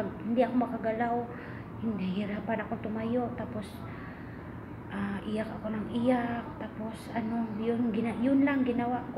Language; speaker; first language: Filipino; non-native, local second language; Cebuano